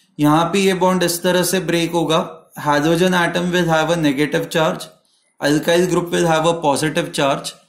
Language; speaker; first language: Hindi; non-native, local second language; Marathi